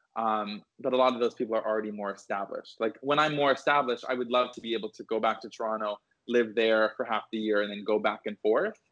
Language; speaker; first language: English; native; English